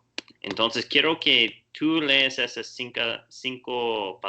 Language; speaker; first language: Spanish; non-native, learner; English